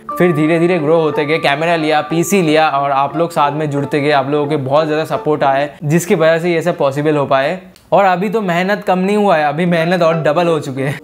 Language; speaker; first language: Hindi; non-native, local second language; Bangla